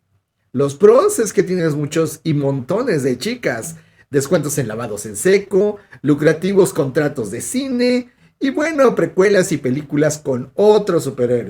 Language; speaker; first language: Spanish; native; Spanish